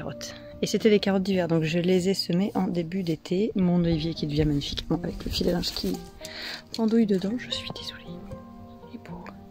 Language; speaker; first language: French; native; French